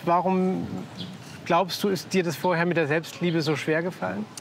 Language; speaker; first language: German; native; German